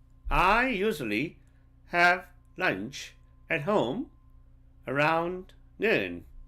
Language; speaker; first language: English; non-native, fluent; Korean